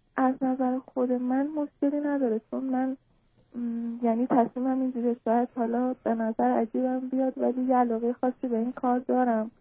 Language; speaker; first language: Persian; non-native, local second language; Azerbaijani